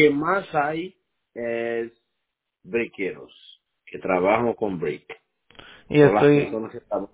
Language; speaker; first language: Spanish; non-native, learner; Portuguese